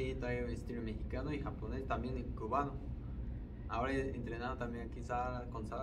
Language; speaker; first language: Spanish; non-native, fluent; Japanese